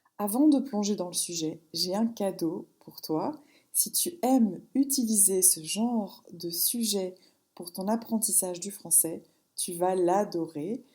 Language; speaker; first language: French; native; French